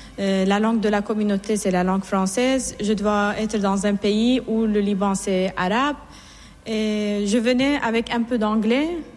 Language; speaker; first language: French; non-native, fluent; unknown